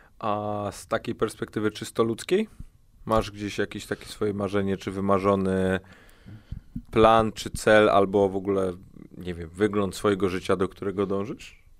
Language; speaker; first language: Polish; native; Polish